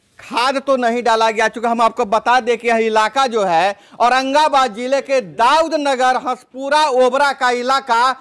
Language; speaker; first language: Hindi; native; Hindi